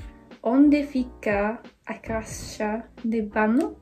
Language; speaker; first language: Portuguese; non-native, learner; English